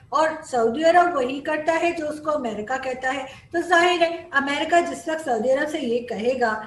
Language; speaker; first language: Urdu; native; Urdu